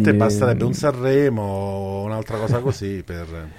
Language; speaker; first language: Italian; native; Italian